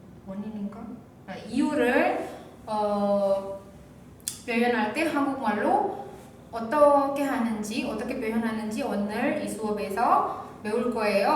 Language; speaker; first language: Korean; non-native, fluent; Indonesian